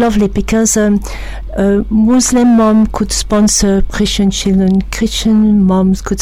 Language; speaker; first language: English; non-native, fluent; French